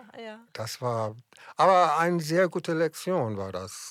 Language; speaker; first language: German; non-native, fluent; English